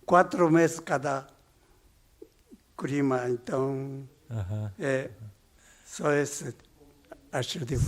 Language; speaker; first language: Portuguese; non-native, learner; Japanese